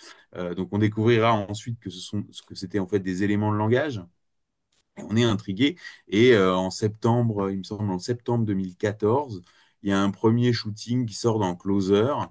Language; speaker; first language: French; native; French